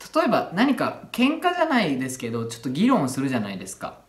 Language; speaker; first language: Japanese; native; Japanese